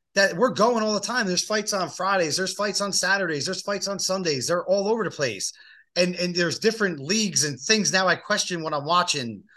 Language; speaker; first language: English; native; English